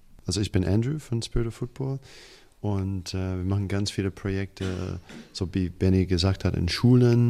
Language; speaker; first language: German; non-native, fluent; English